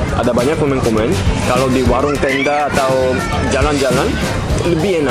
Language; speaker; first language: Indonesian; non-native, learner; Korean